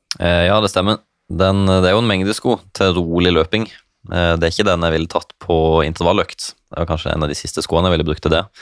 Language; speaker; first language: Norwegian; native; Norwegian